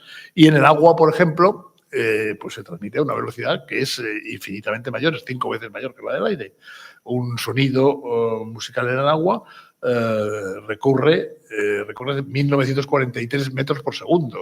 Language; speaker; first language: Spanish; native; Spanish